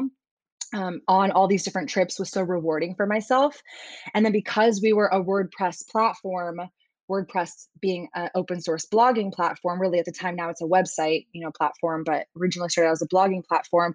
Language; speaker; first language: English; native; English